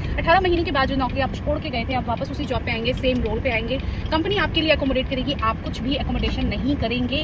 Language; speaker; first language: Hindi; native; Hindi